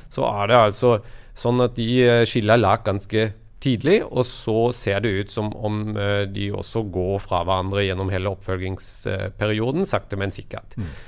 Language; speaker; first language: Norwegian; non-native, fluent; German